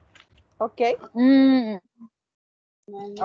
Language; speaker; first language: English; non-native, learner; Spanish